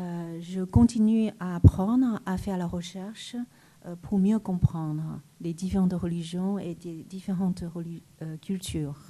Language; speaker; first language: French; non-native, fluent; Chinese